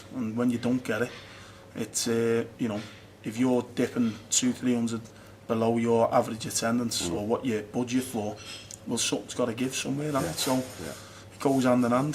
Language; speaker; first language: English; native; English